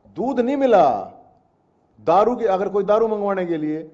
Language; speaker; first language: Hindi; native; Hindi